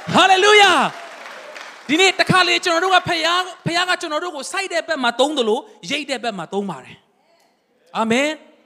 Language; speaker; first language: Burmese; non-native, local second language; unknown